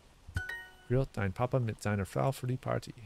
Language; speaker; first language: German; non-native, learner; English